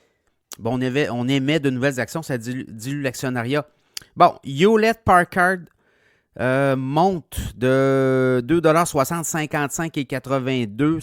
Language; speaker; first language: French; native; French